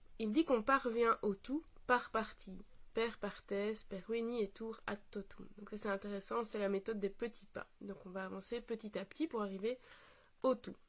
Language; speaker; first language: French; native; French